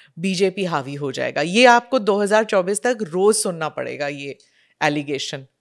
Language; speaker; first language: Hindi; native; Hindi